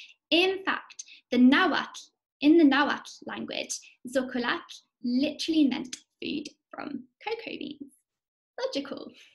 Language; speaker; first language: English; native; English